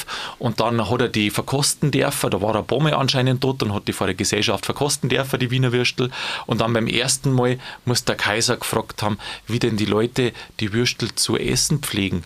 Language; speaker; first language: German; native; German